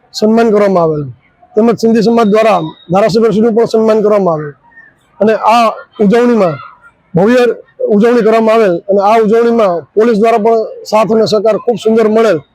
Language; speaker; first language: Gujarati; non-native, local second language; Sindhi